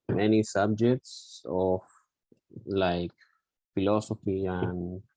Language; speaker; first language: English; non-native, learner; Spanish